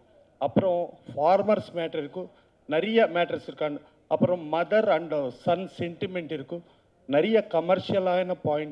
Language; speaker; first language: Tamil; non-native, learner; Telugu